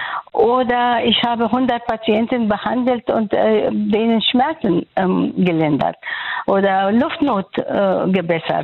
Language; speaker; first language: German; non-native, fluent; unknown